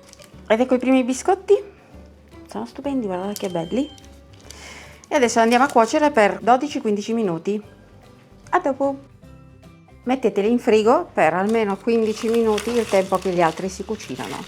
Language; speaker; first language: Italian; native; Italian